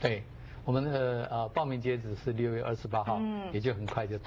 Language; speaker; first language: Chinese; native; Chinese